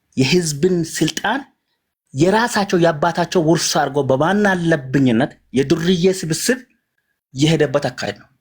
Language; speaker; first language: Amharic; non-native, local second language; Hadiyya